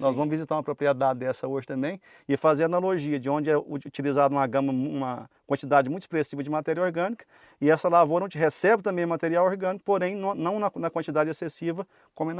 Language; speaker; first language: Portuguese; native; Portuguese